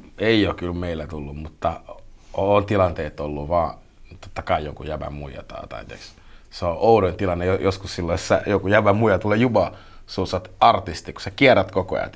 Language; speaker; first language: Finnish; early bilingual, other home language; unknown